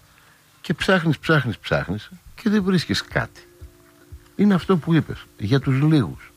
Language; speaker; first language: Greek; native; Greek